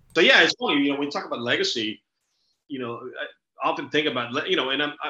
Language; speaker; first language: English; early bilingual, other home language; Spanish